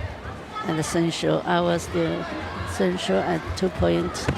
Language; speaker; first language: English; non-native, learner; Chinese